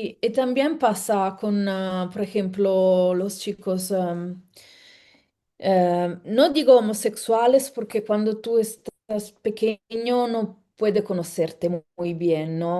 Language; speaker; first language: Spanish; non-native, fluent; Italian